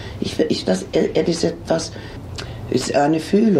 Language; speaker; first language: German; non-native, fluent; Swedish